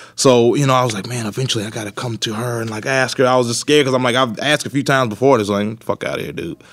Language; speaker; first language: English; native; English